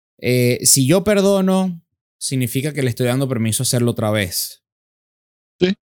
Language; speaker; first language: Spanish; native; Spanish